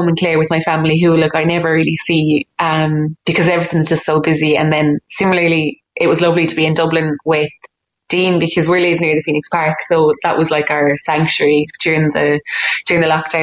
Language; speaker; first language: English; native; English